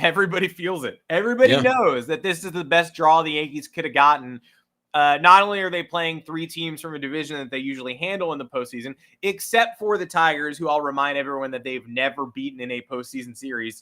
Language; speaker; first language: English; native; English